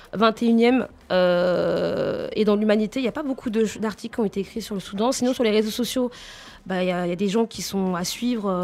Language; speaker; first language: French; native; French